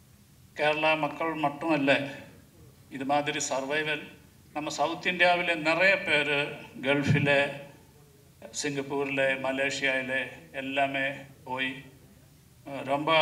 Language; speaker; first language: Tamil; non-native, learner; Malayalam